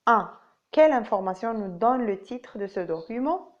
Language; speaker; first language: French; non-native, local second language; Arabic